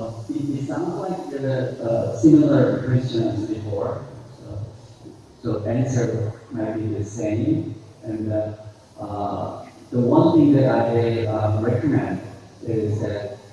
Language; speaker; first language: English; non-native, fluent; Korean